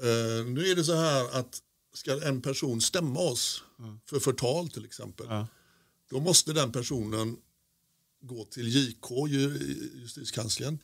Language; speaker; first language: Swedish; native; Swedish